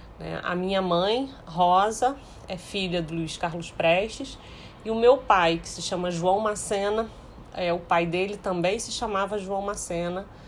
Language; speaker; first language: Portuguese; early bilingual, heritage; Portuguese